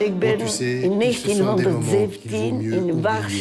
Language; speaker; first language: Dutch; early bilingual, other home language; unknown